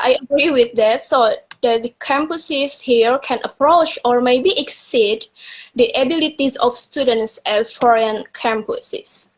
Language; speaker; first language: English; non-native, learner; Indonesian